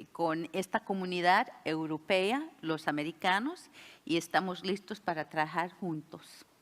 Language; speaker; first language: Spanish; early bilingual, heritage; Spanish